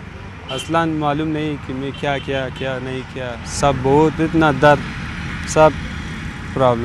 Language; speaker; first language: Hindi; non-native, learner; Persian